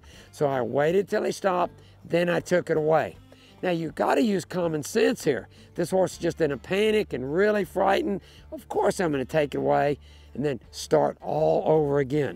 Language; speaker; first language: English; native; English